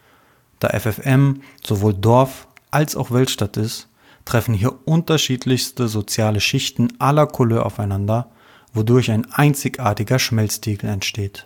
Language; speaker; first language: German; native; German